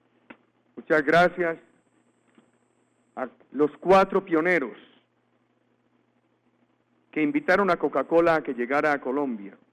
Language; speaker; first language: Spanish; native; Spanish